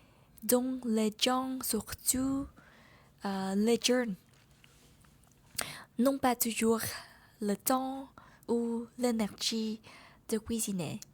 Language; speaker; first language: French; non-native, learner; Vietnamese